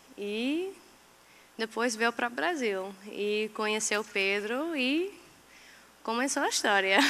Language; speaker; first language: Portuguese; non-native, fluent; English